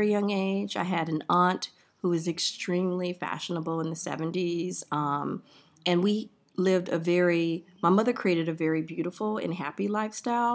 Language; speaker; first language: English; native; English